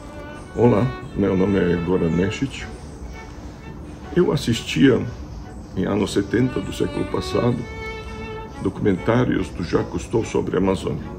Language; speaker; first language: Portuguese; non-native, fluent; Serbian